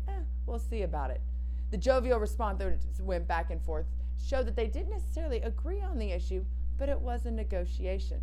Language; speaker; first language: English; native; English